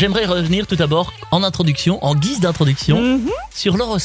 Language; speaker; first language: French; native; French